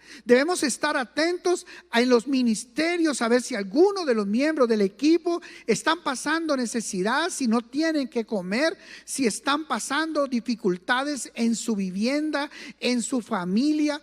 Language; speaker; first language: Spanish; native; Spanish